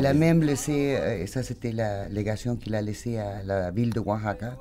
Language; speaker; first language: French; non-native, fluent; Spanish